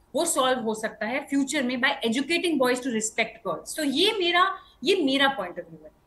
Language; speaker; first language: Hindi; non-native, local second language; Bangla